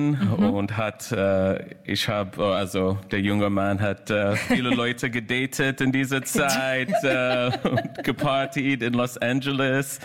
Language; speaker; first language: German; non-native, learner; English